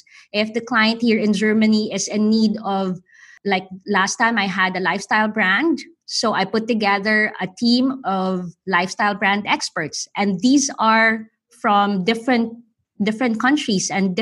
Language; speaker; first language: English; non-native, local second language; Filipino